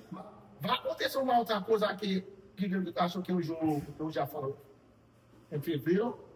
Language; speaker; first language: Portuguese; non-native, fluent; Haitian Creole